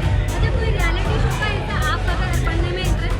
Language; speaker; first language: Hindi; native; Hindi